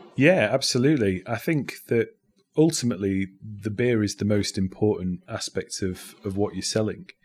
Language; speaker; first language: English; native; English